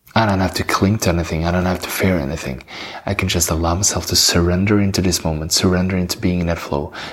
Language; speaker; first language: English; non-native, fluent; Norwegian